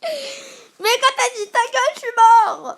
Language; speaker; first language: French; native; French